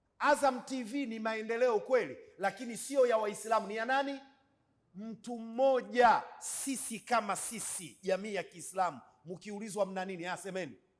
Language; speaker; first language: Swahili; native; Swahili